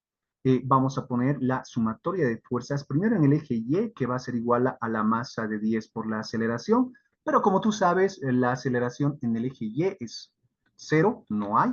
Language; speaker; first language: Spanish; native; Spanish